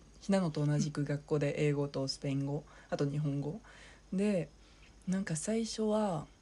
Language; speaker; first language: Japanese; non-native, fluent; French